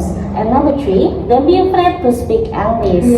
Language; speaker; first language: English; non-native, learner; Indonesian